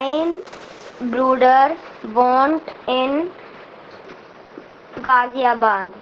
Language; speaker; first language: German; non-native, learner; Hindi